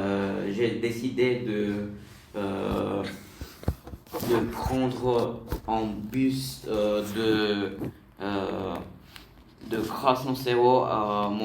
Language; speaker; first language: French; non-native, learner; Bulgarian